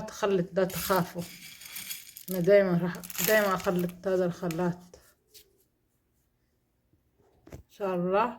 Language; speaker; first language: Arabic; non-native, learner; Somali